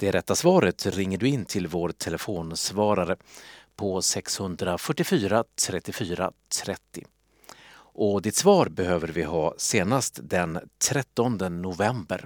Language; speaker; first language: Swedish; native; Swedish